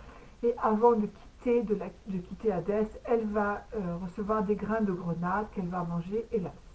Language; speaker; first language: French; native; French